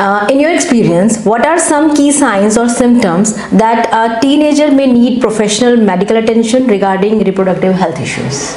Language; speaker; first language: English; non-native, local second language; Hindi